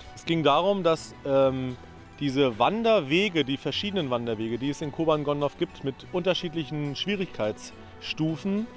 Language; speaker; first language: German; native; German